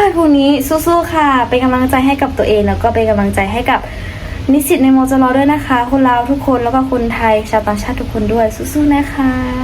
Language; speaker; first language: Thai; native; Thai